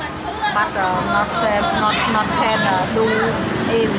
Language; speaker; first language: English; non-native, learner; Khmer